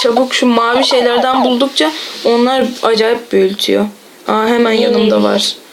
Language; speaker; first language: Turkish; native; Turkish